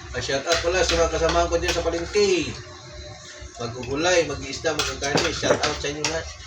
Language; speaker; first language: Filipino; non-native, local second language; Cebuano